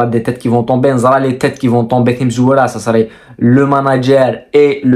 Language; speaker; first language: French; non-native, local second language; Kabyle